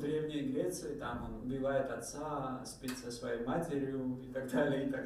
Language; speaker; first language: Czech; non-native, learner; Georgian